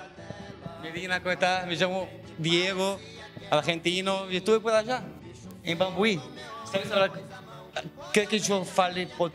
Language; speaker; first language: Portuguese; non-native, learner; Spanish